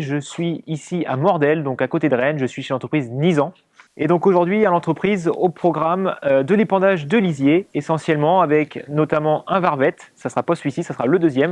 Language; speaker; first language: French; native; French